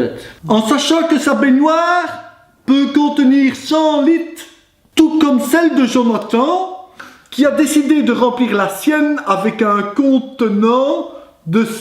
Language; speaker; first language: French; native; French